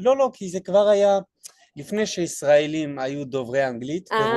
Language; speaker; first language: Hebrew; non-native, fluent; French